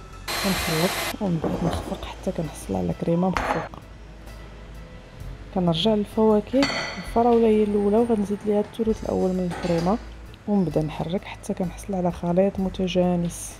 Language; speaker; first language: Arabic; native; Arabic